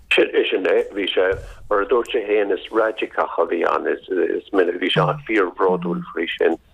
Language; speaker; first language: Irish; native; Irish